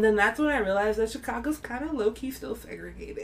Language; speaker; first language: English; native; English